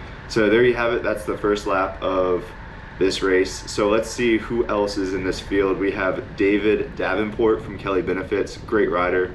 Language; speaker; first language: English; native; English